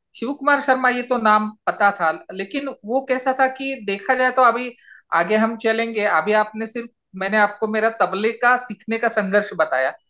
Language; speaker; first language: Hindi; non-native, local second language; Marathi